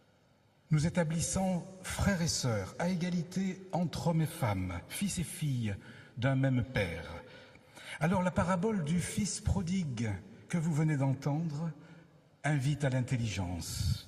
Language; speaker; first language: French; native; French